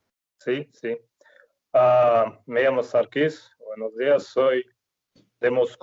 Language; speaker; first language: Spanish; non-native, fluent; Russian